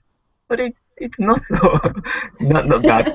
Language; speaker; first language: English; non-native, learner; Japanese